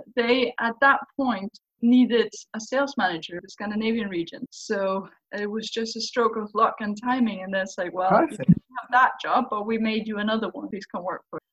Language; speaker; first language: English; non-native, fluent; Faroese